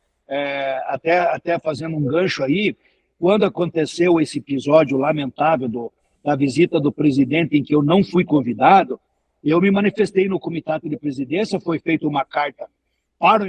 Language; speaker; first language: Portuguese; native; Portuguese